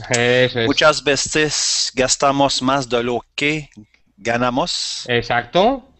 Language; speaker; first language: Spanish; non-native, learner; French